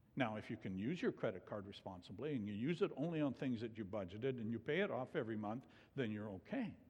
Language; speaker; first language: English; native; English